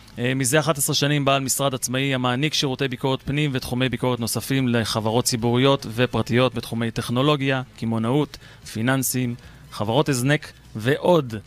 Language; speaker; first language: Hebrew; native; Hebrew